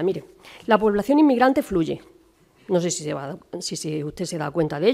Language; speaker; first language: Spanish; native; Spanish